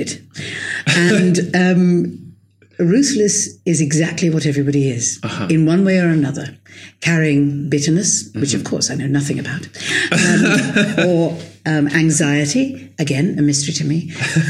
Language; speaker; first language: English; native; English